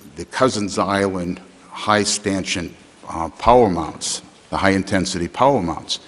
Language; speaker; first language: English; native; English